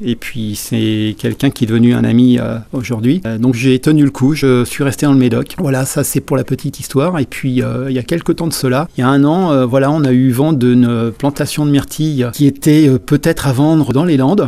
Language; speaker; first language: French; native; French